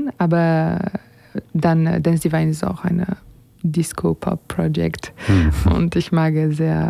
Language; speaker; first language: German; non-native, learner; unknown